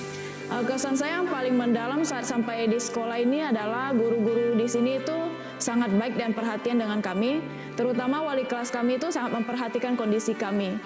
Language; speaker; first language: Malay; non-native, local second language; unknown